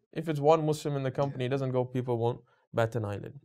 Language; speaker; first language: English; native; English